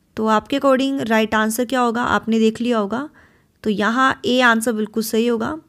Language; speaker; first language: Hindi; native; Hindi